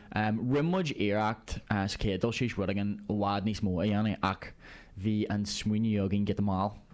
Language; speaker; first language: Irish; native; Irish